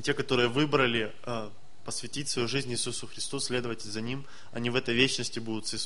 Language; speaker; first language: Russian; native; Russian